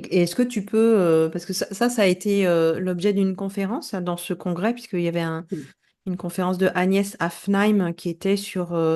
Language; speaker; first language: French; native; French